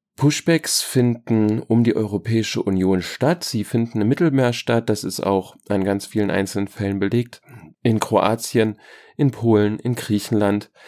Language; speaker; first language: German; native; German